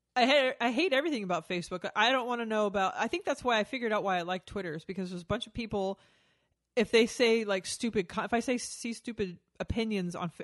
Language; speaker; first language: English; native; English